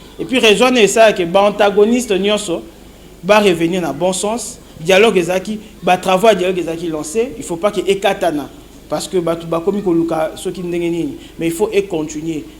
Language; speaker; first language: Lingala; non-native, local second language; Kongo